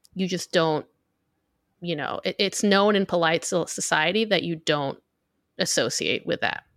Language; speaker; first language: English; early bilingual, other home language; Hebrew